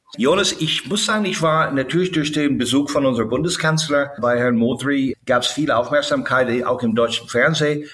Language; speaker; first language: German; non-native, fluent; English